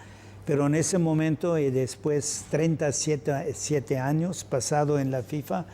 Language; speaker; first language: Spanish; non-native, fluent; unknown